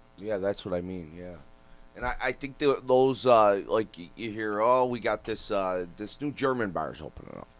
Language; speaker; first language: English; native; English